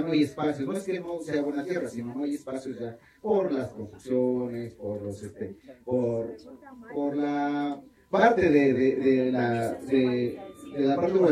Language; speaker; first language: Spanish; native; Spanish